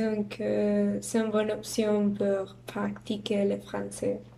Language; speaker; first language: French; non-native, learner; Spanish